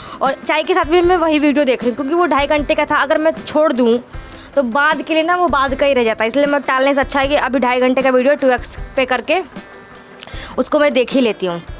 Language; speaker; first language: Hindi; native; Hindi